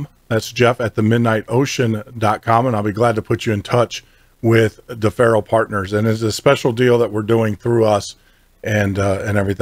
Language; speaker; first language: English; native; English